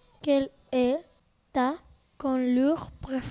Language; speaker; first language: French; non-native, learner; Spanish